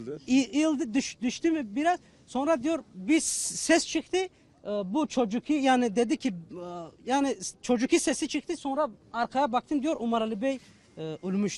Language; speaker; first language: Turkish; non-native, learner; Tajik